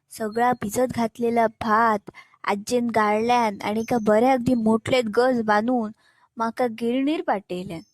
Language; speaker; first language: Marathi; native; Marathi